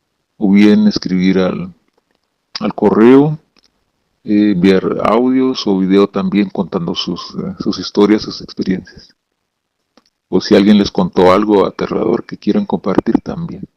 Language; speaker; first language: Spanish; native; Spanish